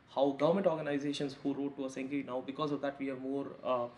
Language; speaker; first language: English; non-native, local second language; Hindi